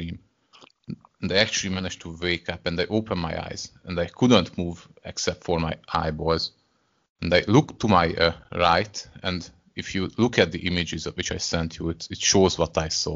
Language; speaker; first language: English; non-native, fluent; Hungarian